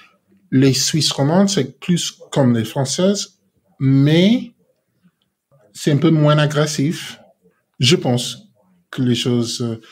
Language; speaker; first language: French; non-native, learner; English